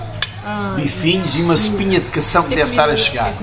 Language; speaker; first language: Portuguese; native; Portuguese